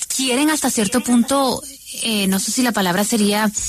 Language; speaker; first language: Spanish; native; Spanish